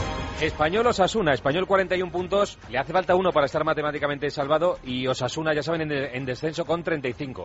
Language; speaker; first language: Spanish; native; Spanish